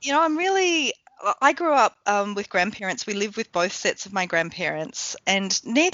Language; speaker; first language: English; native; English